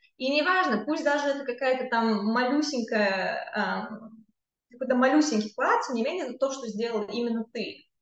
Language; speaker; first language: Russian; native; Russian